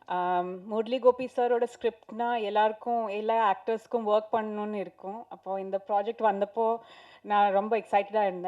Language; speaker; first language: Tamil; non-native, learner; Malayalam